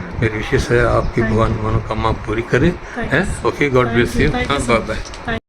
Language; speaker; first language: Hindi; native; Hindi